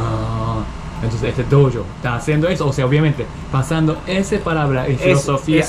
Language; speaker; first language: Spanish; non-native, learner; Japanese